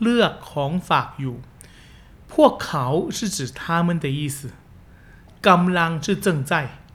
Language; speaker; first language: Chinese; early bilingual, heritage; Chinese